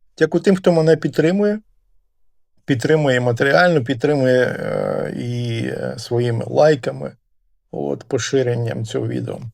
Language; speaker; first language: Ukrainian; native; Ukrainian